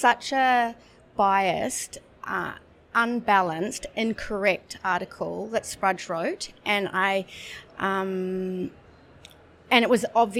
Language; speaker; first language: English; native; English